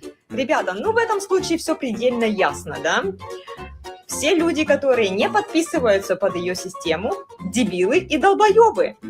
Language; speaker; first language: Russian; native; Russian